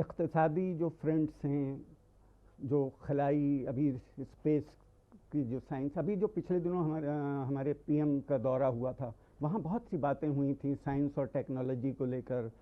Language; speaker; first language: Urdu; native; Urdu